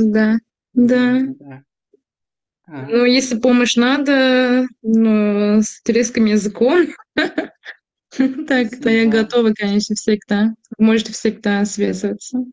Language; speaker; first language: Russian; non-native, fluent; Turkish